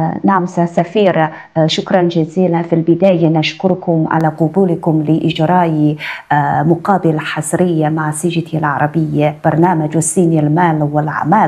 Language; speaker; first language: Arabic; non-native, fluent; Chinese